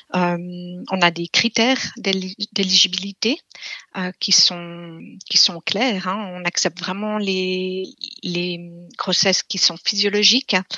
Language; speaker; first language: French; native; French